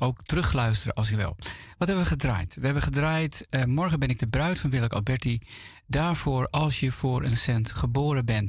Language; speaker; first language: Dutch; native; Dutch